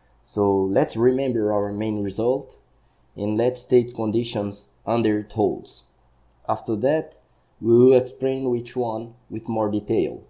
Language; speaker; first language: English; non-native, fluent; Portuguese